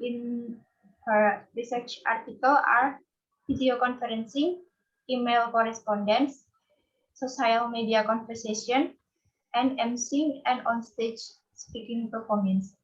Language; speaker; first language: English; non-native, fluent; Indonesian